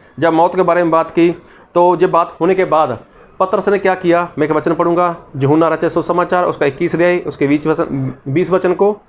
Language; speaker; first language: Hindi; non-native, local second language; Punjabi